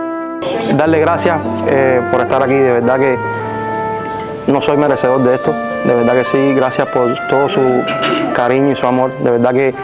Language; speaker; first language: Spanish; native; Spanish